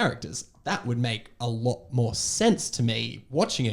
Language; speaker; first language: English; native; English